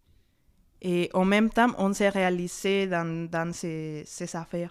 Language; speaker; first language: French; non-native, fluent; Spanish